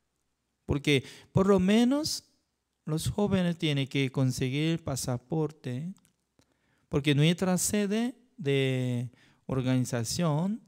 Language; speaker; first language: Spanish; non-native, fluent; Korean